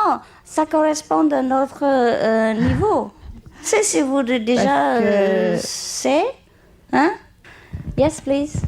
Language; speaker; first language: French; non-native, learner; Chinese